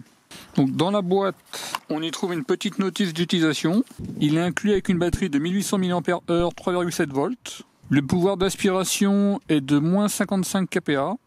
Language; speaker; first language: French; native; French